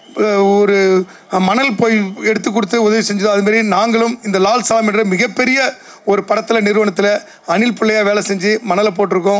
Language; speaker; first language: Tamil; native; Tamil